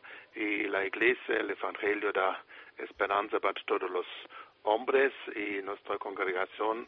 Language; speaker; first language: Spanish; non-native, fluent; German